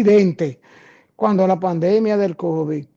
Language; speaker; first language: Spanish; native; Spanish